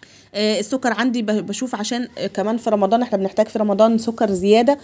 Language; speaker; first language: Arabic; native; Arabic